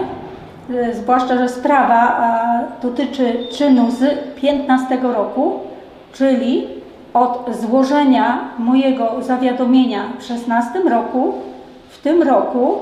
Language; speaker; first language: Polish; native; Polish